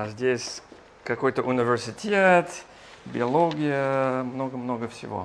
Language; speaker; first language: Russian; non-native, fluent; English